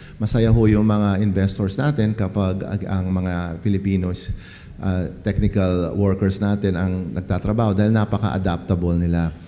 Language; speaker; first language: Filipino; non-native, local second language; Pampanga